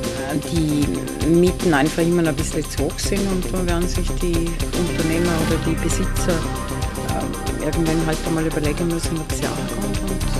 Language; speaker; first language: German; native; German